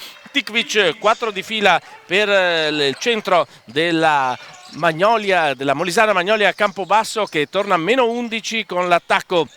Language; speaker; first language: Italian; native; Italian